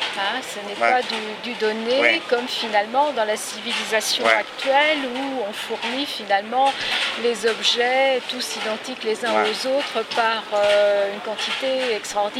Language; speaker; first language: French; native; French